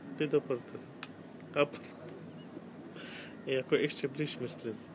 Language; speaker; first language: Czech; non-native, learner; Turkish